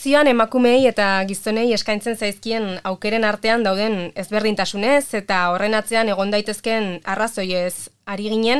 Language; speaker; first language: Basque; native; Basque